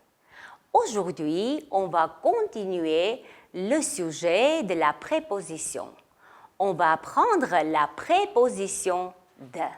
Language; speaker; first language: French; non-native, fluent; Armenian